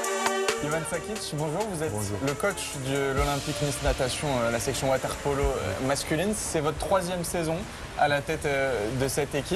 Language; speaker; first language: French; native; French